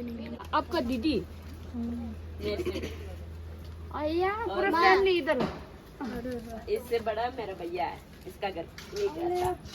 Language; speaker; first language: Hindi; non-native, local second language; Tamil